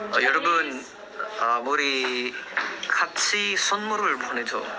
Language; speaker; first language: Korean; non-native, learner; Filipino